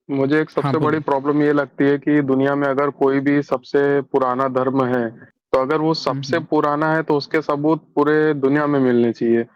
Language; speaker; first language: Hindi; native; Hindi